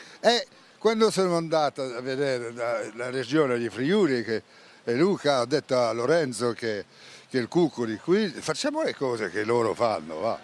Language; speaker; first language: Italian; non-native, fluent; French